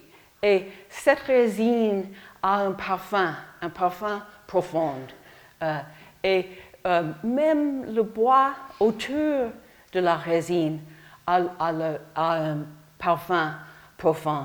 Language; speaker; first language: French; non-native, learner; English